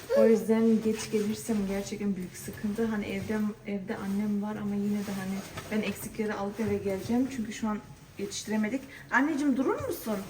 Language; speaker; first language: Turkish; early bilingual, heritage; Turkish